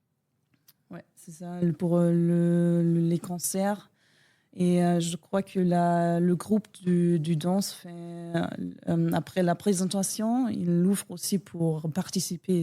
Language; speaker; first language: French; non-native, learner; German